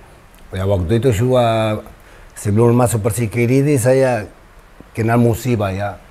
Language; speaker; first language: Indonesian; non-native, fluent; Spanish